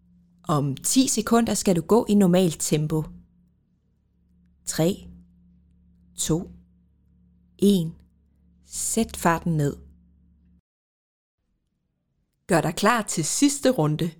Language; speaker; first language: Danish; native; Danish